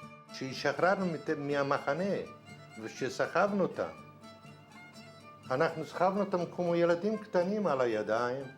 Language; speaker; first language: Hebrew; non-native, fluent; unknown